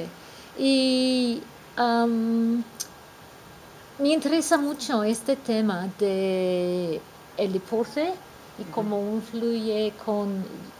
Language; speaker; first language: Spanish; non-native, fluent; English